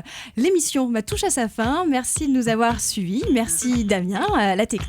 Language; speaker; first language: French; native; French